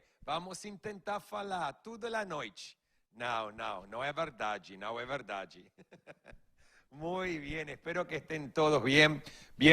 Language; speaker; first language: Portuguese; non-native, learner; Spanish